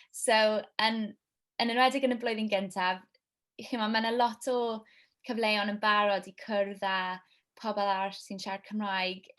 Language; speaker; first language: Welsh; non-native, local second language; English